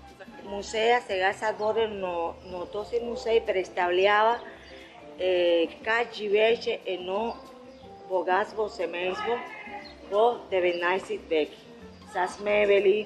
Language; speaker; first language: Bulgarian; non-native, learner; Spanish